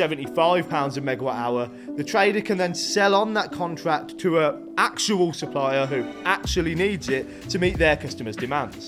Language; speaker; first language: English; native; English